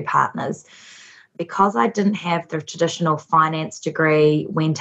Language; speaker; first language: English; native; English